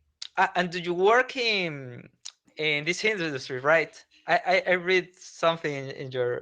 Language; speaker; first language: English; non-native, learner; Spanish